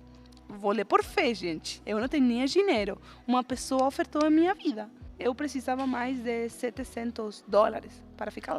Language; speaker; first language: Portuguese; non-native, fluent; Spanish